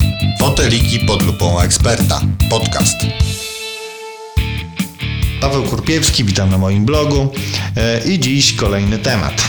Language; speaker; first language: Polish; native; Polish